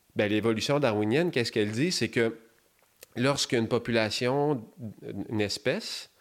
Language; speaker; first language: French; native; French